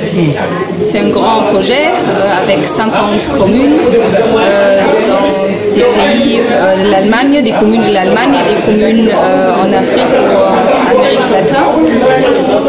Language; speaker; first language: French; non-native, fluent; German